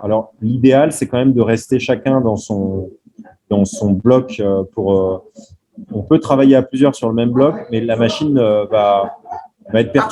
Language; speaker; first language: French; native; French